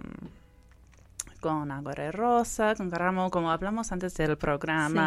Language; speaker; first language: Spanish; non-native, fluent; English